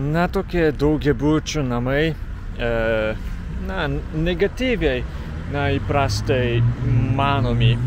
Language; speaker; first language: Lithuanian; non-native, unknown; Japanese